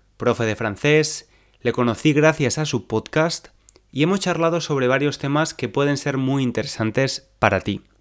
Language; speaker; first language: Spanish; native; Spanish